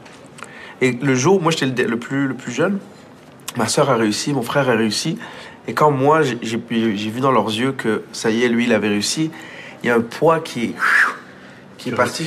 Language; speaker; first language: French; early bilingual, other home language; Arabic